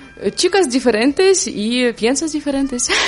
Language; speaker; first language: Spanish; non-native, learner; Ukrainian